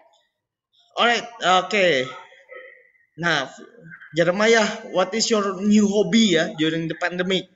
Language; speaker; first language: English; non-native, learner; Indonesian